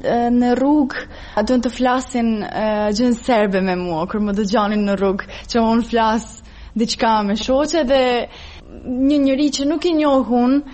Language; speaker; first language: Albanian; non-native, fluent; Serbian